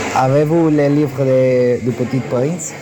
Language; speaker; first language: French; non-native, learner; Spanish